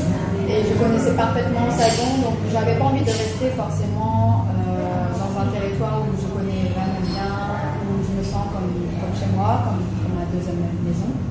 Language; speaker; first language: French; early bilingual, other home language; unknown